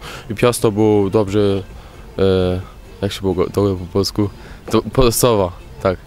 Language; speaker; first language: Polish; early bilingual, heritage; Polish